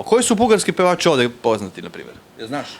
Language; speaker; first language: Bosnian; native; Bosnian